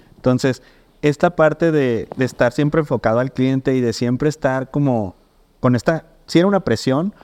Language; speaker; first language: Spanish; native; Spanish